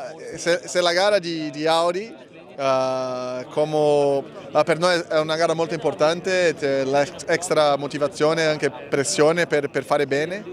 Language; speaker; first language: Italian; non-native, learner; Portuguese